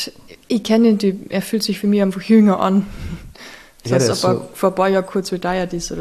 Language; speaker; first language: German; native; German